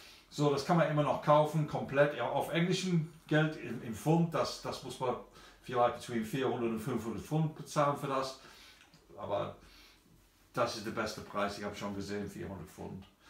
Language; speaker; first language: German; non-native, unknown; English